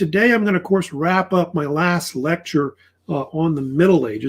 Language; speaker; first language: English; native; English